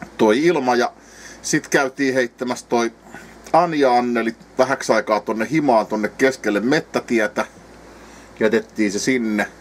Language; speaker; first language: Finnish; native; Finnish